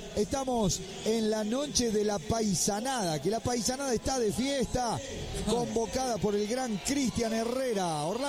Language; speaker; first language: Spanish; native; Spanish